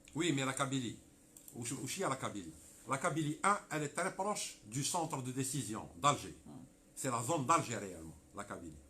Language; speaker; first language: French; non-native, local second language; Arabic